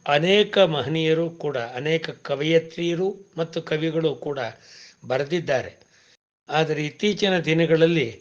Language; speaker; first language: Kannada; non-native, local second language; Tamil